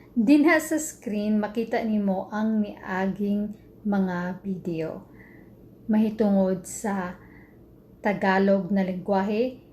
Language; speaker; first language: Cebuano; non-native, local second language; Filipino